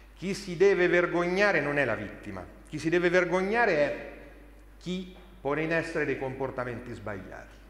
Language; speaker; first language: Italian; native; Italian